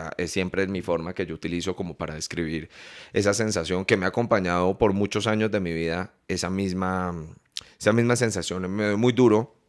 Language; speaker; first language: Spanish; early bilingual, heritage; English